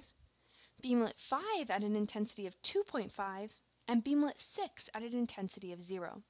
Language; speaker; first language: English; native; English